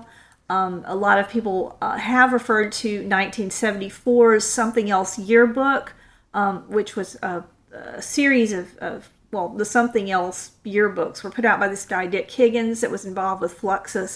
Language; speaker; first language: English; native; English